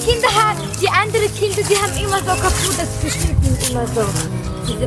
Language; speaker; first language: German; early bilingual, other home language; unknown